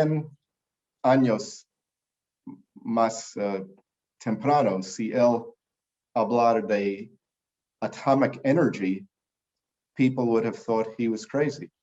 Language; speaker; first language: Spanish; non-native, learner; English